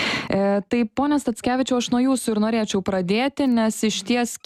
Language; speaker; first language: Lithuanian; native; Lithuanian